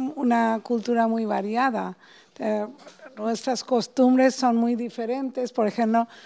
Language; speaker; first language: Spanish; non-native, fluent; Bangla